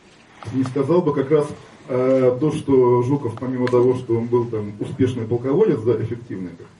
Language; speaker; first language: Russian; native; Russian